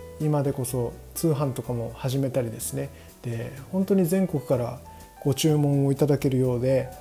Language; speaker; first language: Japanese; native; Japanese